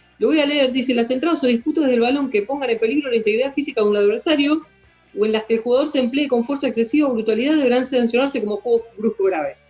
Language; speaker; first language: Spanish; native; Spanish